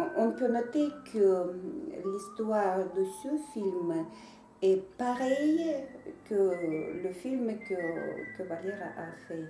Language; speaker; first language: French; non-native, learner; Russian